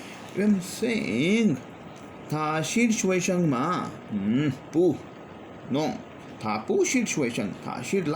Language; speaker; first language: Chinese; non-native, learner; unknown